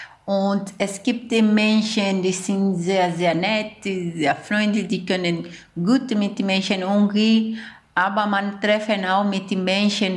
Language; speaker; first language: German; non-native, learner; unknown